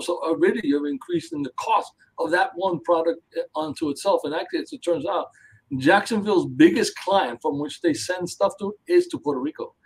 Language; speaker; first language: English; early bilingual, other home language; Spanish